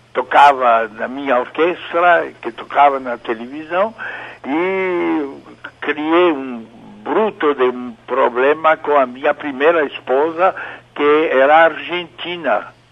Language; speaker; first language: Portuguese; non-native, fluent; French